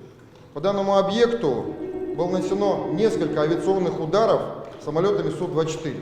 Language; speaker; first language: Russian; native; Russian